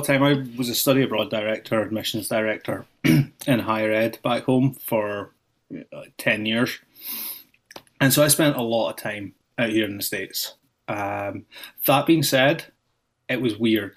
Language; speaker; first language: English; native; English